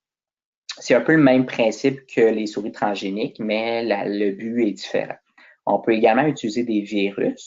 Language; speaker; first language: French; native; French